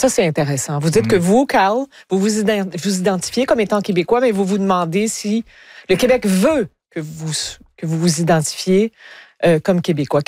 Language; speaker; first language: French; native; French